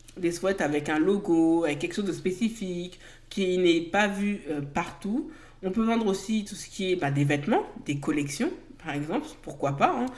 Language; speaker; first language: French; native; French